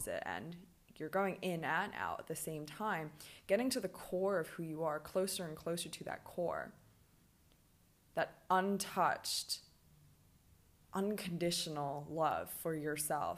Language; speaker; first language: English; native; English